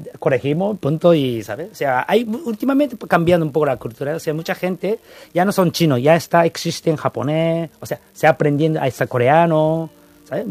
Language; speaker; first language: Spanish; non-native, learner; Japanese